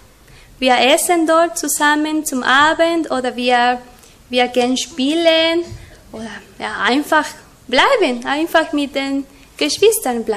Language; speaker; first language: German; non-native, learner; Spanish